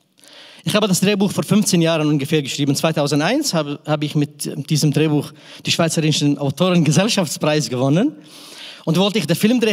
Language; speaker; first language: German; non-native, fluent; Kurdish